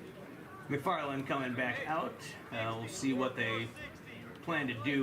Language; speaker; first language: English; native; English